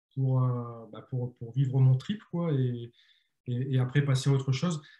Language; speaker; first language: French; native; French